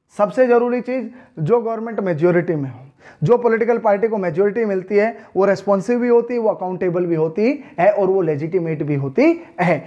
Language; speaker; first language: Hindi; native; Hindi